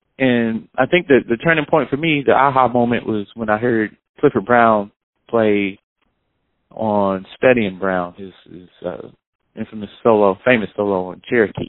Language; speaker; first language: English; native; English